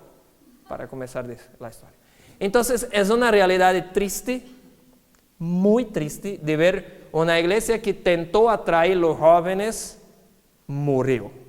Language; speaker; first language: Spanish; non-native, fluent; Portuguese